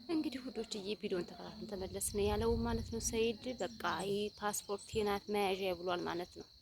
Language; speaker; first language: Amharic; native; Amharic